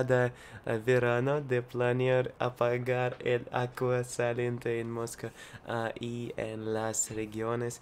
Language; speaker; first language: Spanish; non-native, learner; Russian